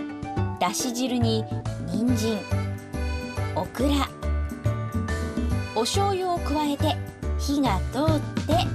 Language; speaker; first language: Japanese; native; Japanese